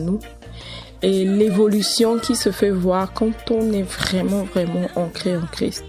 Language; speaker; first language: French; non-native, local second language; Ewe